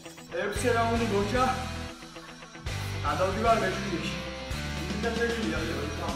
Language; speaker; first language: Georgian; native; Georgian